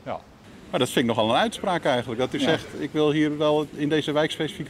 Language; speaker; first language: Dutch; native; Dutch